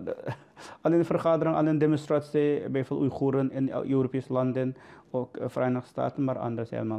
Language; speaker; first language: Dutch; non-native, learner; Uyghur